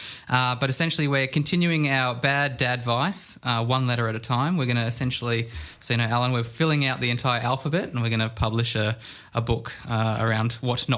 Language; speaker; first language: English; native; English